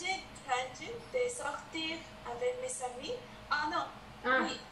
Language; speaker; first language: French; non-native, learner; Spanish